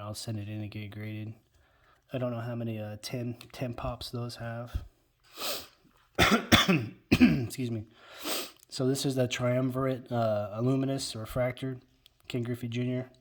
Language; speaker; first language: English; native; English